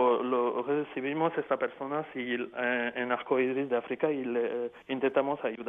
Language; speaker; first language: Spanish; non-native, fluent; French